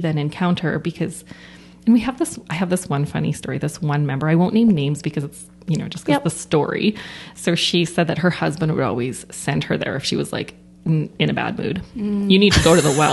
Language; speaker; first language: English; native; English